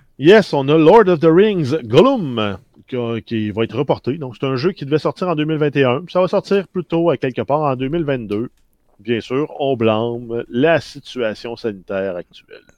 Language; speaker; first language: French; native; French